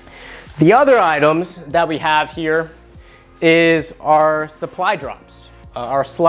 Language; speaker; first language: English; native; English